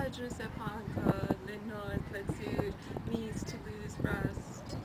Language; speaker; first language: French; non-native, learner; English